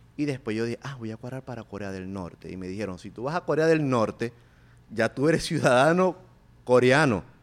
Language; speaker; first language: Spanish; native; Spanish